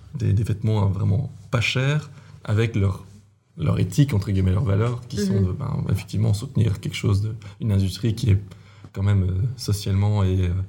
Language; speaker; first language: French; native; French